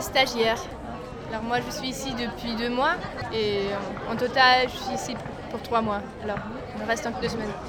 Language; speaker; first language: French; non-native, fluent; German